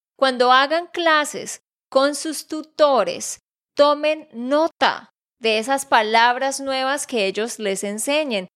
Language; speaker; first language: Spanish; native; Spanish